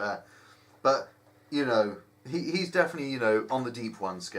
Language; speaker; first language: English; native; English